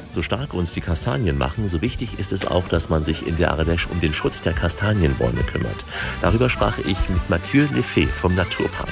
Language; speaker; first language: German; native; German